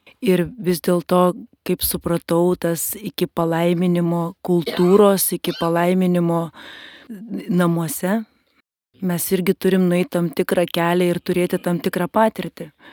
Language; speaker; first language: Lithuanian; native; Lithuanian